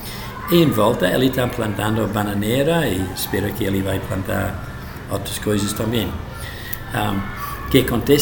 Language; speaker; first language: Portuguese; non-native, learner; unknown